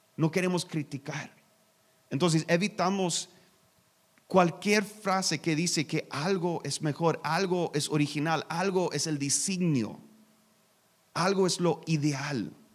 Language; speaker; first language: Spanish; non-native, learner; English